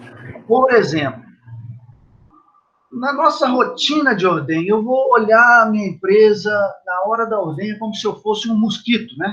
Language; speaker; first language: Portuguese; native; Portuguese